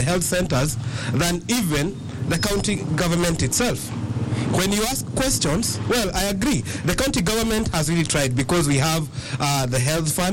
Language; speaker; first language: English; non-native, local second language; Kikuyu